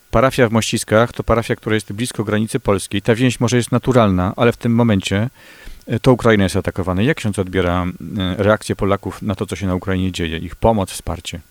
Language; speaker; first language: Polish; native; Polish